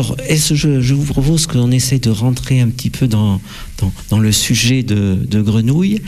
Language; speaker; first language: French; native; French